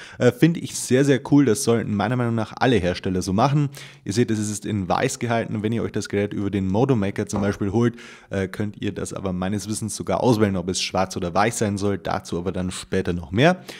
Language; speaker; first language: German; native; German